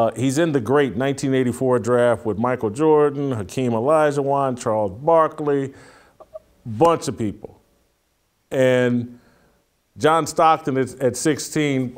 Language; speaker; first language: English; native; English